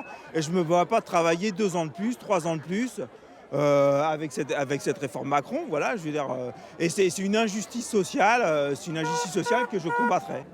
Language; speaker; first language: French; native; French